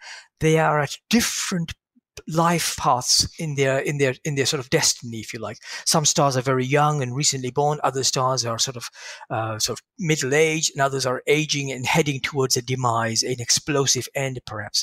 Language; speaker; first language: English; native; English